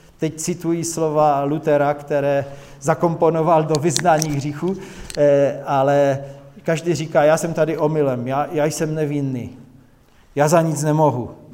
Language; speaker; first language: Czech; non-native, local second language; Polish